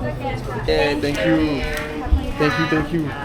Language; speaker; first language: English; non-native, learner; French